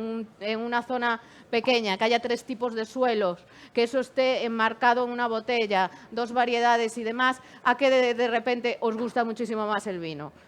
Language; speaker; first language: Spanish; native; Spanish